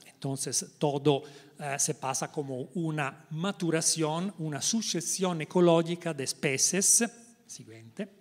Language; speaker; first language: Spanish; non-native, learner; Italian